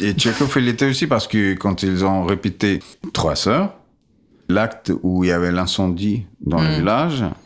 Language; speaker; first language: French; non-native, fluent; Russian